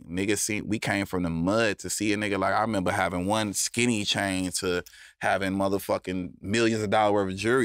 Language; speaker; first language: English; native; English